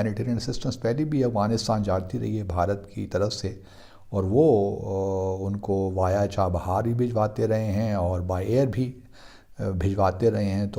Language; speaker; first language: Urdu; native; Urdu